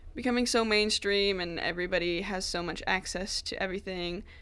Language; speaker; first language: English; native; English